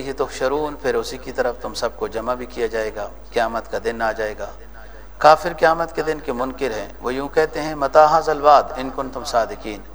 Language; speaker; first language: Urdu; non-native, local second language; Punjabi